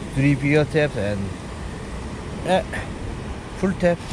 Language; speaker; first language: English; non-native, learner; Korean